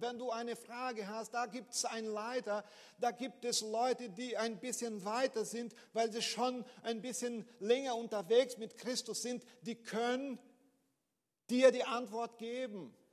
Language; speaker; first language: German; non-native, fluent; Portuguese